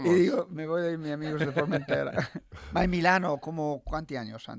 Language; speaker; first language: Spanish; non-native, fluent; Italian